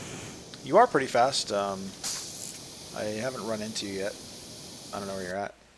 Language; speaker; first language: English; native; English